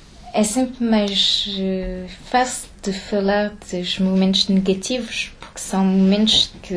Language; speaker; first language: Portuguese; early bilingual, heritage; French